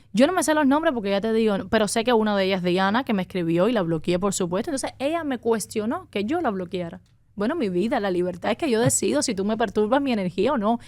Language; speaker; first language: Spanish; native; Spanish